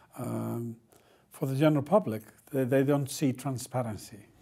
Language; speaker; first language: English; non-native, fluent; Icelandic